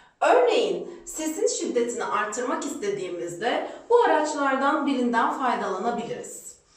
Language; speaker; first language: Turkish; native; Turkish